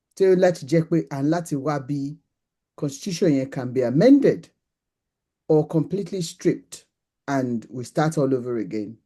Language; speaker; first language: English; non-native, local second language; Yoruba